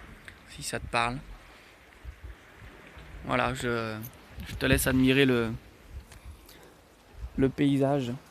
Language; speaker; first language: French; native; French